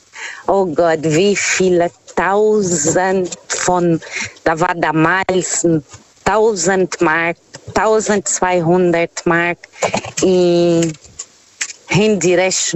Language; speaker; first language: German; non-native, learner; Portuguese